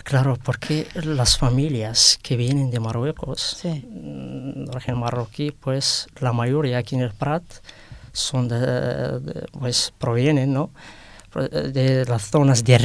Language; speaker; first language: Spanish; non-native, fluent; Arabic